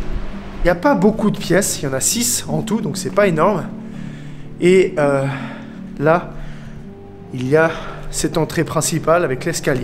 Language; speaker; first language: French; native; French